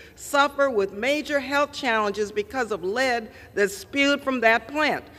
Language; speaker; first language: English; native; English